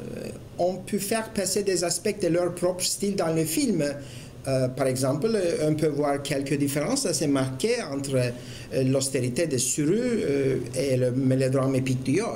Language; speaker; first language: French; non-native, fluent; Turkish